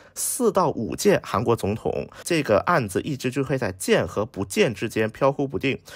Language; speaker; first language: Chinese; native; Chinese